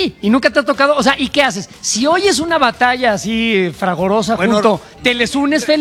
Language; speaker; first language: Spanish; native; Spanish